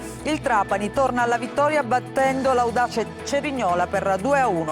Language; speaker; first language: Italian; native; Italian